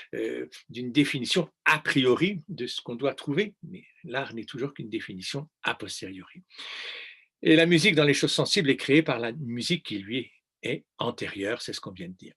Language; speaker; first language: French; native; French